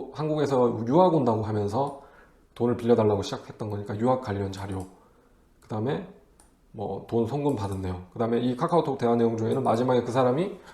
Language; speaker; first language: Korean; native; Korean